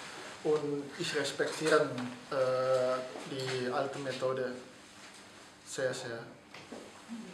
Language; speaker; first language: German; non-native, learner; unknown